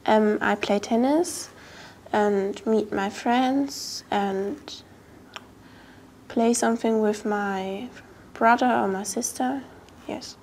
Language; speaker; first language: English; non-native, learner; German